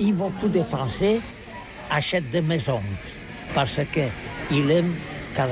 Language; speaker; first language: French; non-native, learner; Catalan